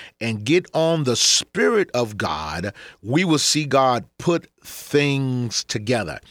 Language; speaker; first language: English; native; English